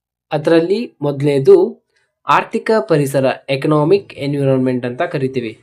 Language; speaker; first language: Kannada; native; Kannada